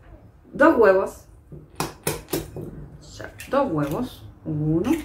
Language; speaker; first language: Spanish; native; Spanish